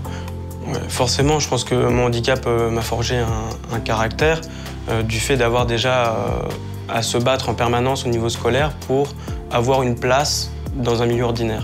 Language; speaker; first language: French; native; French